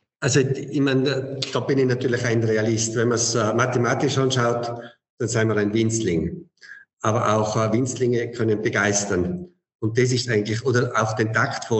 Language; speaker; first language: German; native; German